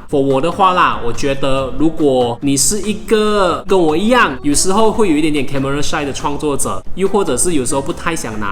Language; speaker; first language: Chinese; native; Chinese